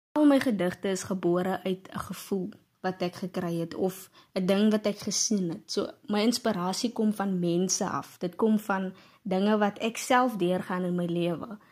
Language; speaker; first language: Afrikaans; native; Afrikaans